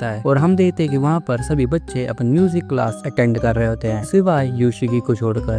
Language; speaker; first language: Hindi; native; Hindi